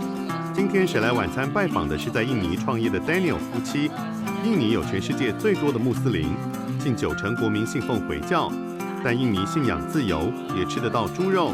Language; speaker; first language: Chinese; native; Chinese